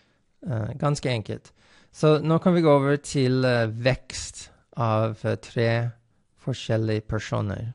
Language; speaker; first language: Norwegian; non-native, fluent; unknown